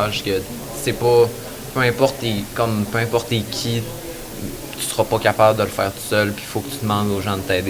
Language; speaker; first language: French; native; French